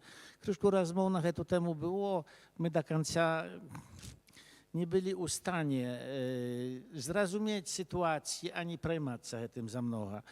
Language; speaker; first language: Polish; early bilingual, other home language; Belarusian